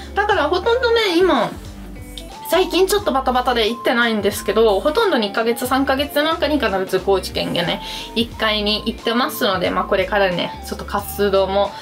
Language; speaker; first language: Japanese; non-native, fluent; Italian